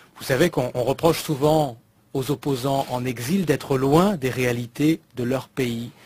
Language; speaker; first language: French; native; French